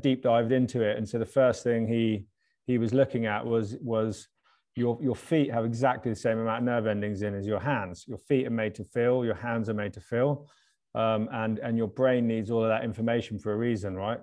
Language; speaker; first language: English; native; English